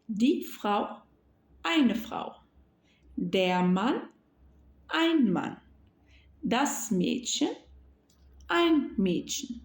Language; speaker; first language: German; non-native, fluent; Turkish